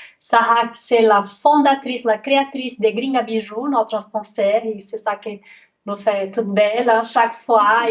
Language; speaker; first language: French; non-native, fluent; Portuguese